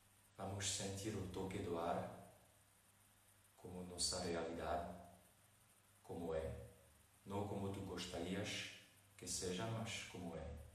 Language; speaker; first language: Portuguese; non-native, fluent; French